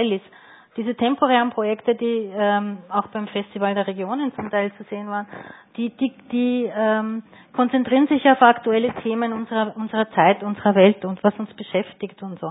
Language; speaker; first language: German; native; German